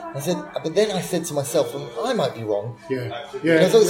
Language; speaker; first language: English; native; English